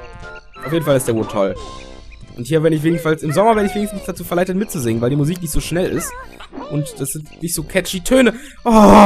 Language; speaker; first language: German; native; German